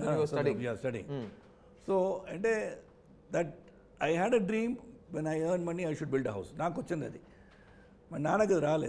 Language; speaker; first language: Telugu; non-native, local second language; Tamil